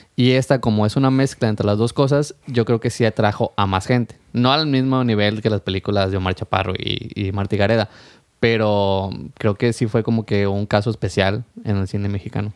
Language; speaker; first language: Spanish; native; Spanish